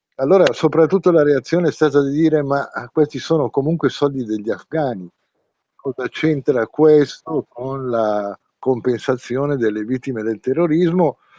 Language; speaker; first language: Italian; native; Italian